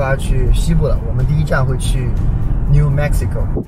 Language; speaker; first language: Chinese; native; Chinese